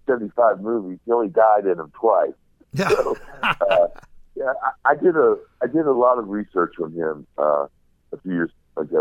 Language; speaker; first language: English; native; English